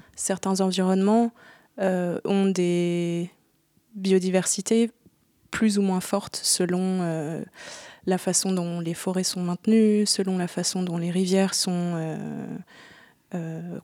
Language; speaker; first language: French; native; French